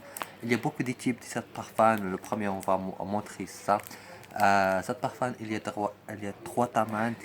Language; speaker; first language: French; non-native, learner; Arabic